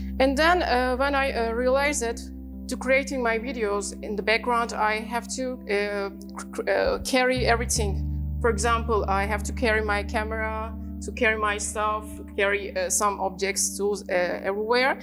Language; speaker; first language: English; non-native, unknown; Turkish